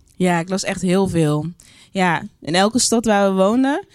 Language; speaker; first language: Dutch; native; Dutch